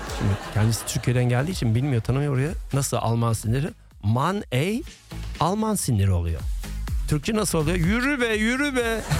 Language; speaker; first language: Turkish; early bilingual, heritage; Turkish